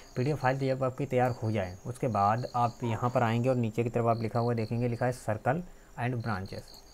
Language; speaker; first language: Hindi; native; Hindi